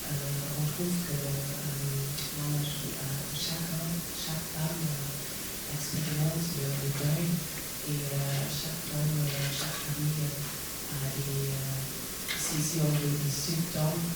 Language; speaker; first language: French; non-native, fluent; English